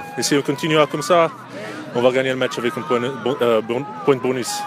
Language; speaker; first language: French; non-native, learner; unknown